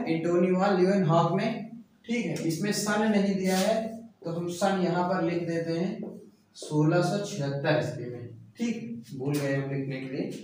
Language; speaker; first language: Hindi; native; Hindi